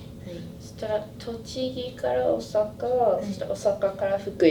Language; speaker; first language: Japanese; non-native, learner; English